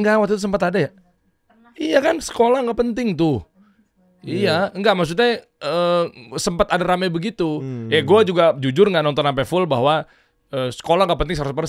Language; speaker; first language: Indonesian; native; Indonesian